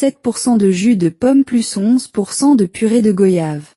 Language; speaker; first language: French; non-native, learner; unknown